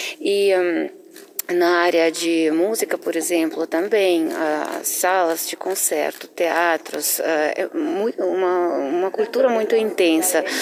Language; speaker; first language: Portuguese; non-native, fluent; Russian